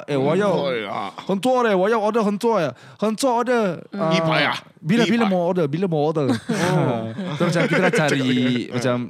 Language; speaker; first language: Chinese; non-native, learner; Malay